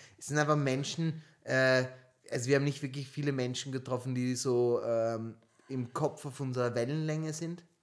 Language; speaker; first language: German; early bilingual, other home language; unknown